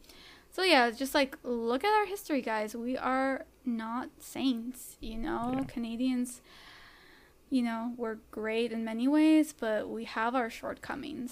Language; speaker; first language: English; native; English